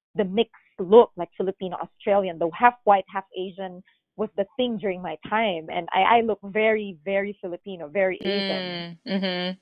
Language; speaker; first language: English; non-native, local second language; Filipino